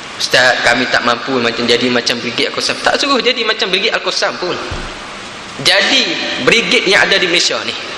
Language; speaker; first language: Malay; native; Malay